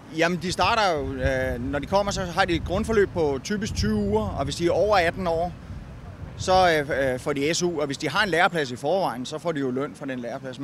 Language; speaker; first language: Danish; native; Danish